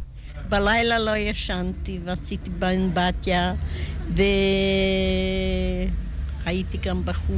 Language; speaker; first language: Hebrew; non-native, learner; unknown